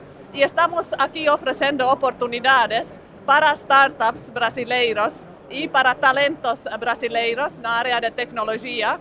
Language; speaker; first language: Portuguese; non-native, fluent; Finnish